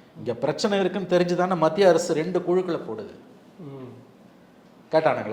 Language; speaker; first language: Tamil; native; Tamil